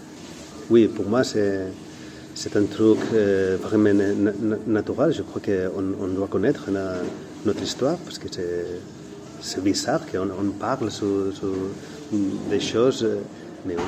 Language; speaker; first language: French; non-native, fluent; Catalan